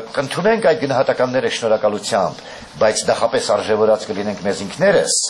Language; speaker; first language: Armenian; native; Armenian